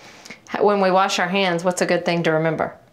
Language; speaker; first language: English; native; English